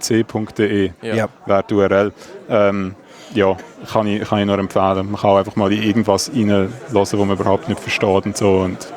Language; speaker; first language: German; native; German